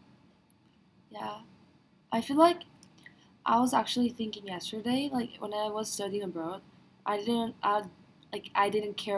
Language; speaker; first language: English; non-native, fluent; Korean